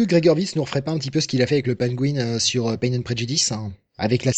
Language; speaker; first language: French; native; French